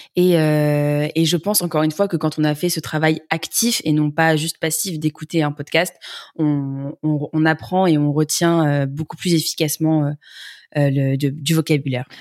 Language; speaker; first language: French; native; French